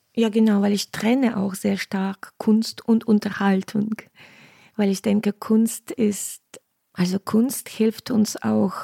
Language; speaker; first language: German; non-native, fluent; Ukrainian